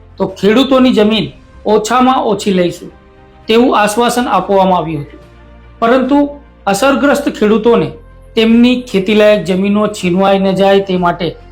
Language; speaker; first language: Gujarati; native; Gujarati